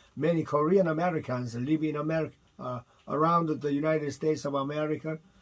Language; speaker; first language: English; non-native, fluent; Korean